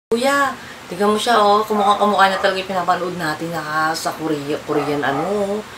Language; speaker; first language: Filipino; native; Filipino